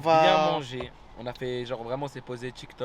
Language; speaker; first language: French; native; French